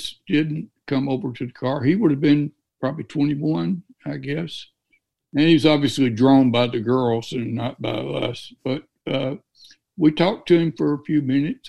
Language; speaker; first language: English; native; English